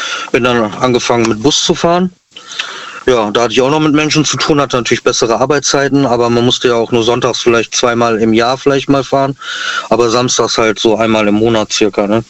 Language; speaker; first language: German; native; German